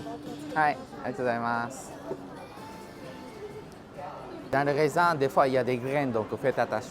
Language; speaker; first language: French; non-native, fluent; Japanese